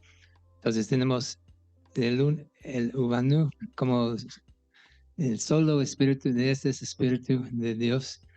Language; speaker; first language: Spanish; non-native, local second language; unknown